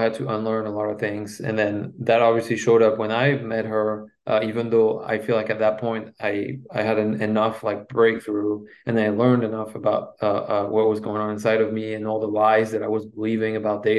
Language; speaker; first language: English; non-native, fluent; French